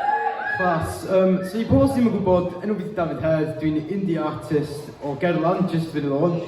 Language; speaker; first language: Welsh; native; Welsh